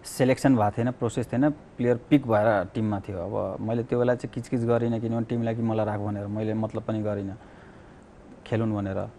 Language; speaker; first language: Nepali; native; Nepali